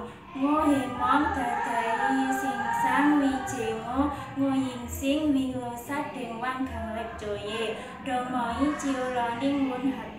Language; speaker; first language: Cantonese; non-native, learner; Indonesian